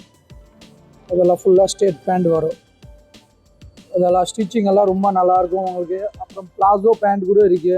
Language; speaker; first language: Tamil; non-native, fluent; Hindi